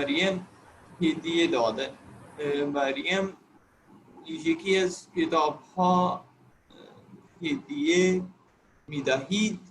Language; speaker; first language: Persian; non-native, learner; Urdu